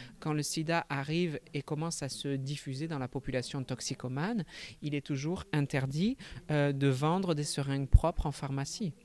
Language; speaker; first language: French; native; French